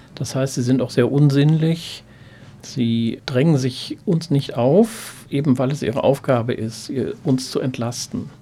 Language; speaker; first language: German; native; German